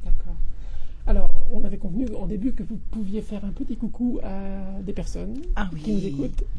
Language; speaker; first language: French; native; French